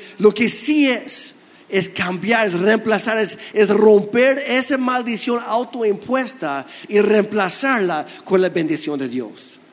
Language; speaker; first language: Spanish; non-native, fluent; English